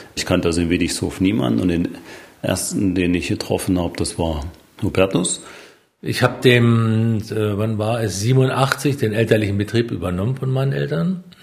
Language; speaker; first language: German; native; German